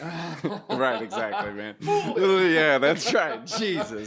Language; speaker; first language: English; native; English